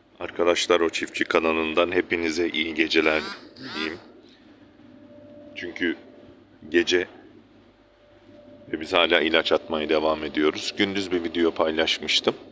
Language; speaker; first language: Turkish; native; Turkish